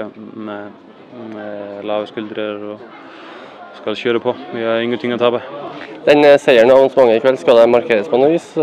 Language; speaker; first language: Norwegian; native; Norwegian